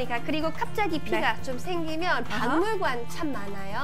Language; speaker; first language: Korean; non-native, learner; English